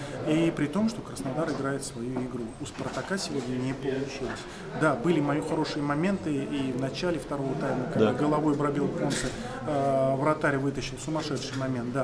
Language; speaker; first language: Russian; native; Russian